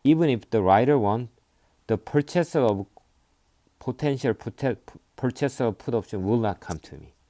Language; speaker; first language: English; non-native, fluent; Korean